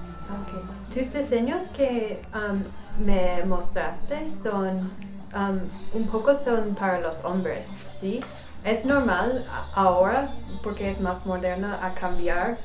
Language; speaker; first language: Spanish; non-native, learner; English